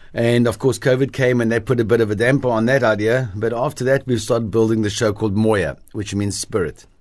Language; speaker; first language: English; native; English